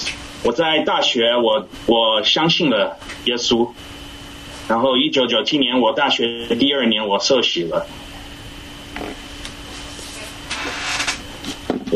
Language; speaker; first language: Chinese; early bilingual, heritage; English